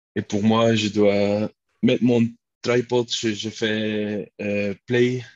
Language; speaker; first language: French; non-native, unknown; Dutch